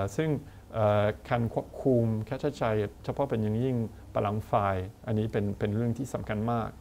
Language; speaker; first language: Thai; non-native, fluent; French